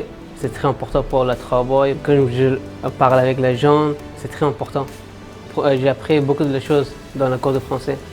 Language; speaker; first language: French; non-native, learner; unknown